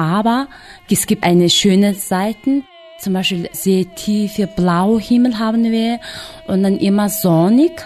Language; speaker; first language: German; non-native, fluent; Mongolian